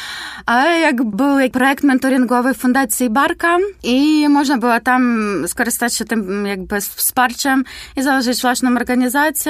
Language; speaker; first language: Polish; non-native, learner; Ukrainian